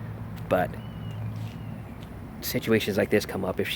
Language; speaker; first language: English; native; English